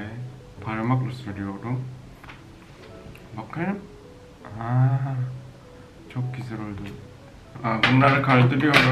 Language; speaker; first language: Turkish; non-native, learner; Korean